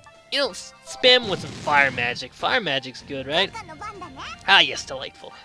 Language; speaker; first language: English; native; English